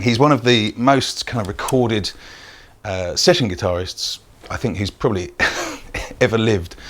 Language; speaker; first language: English; native; English